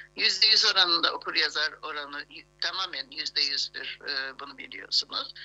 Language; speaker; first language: Turkish; native; Turkish